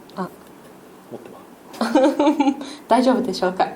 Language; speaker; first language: Japanese; non-native, learner; English